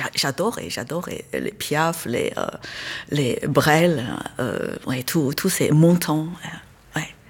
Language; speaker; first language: French; non-native, fluent; Chinese